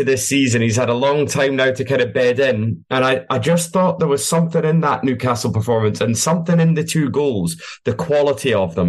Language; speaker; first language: English; native; English